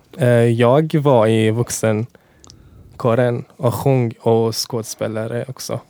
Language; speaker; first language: Swedish; non-native, fluent; Persian